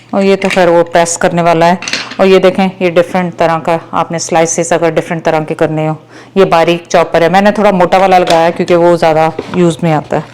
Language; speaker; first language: Urdu; native; Urdu